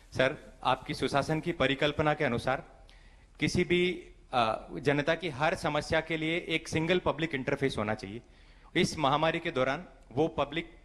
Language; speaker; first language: Hindi; native; Hindi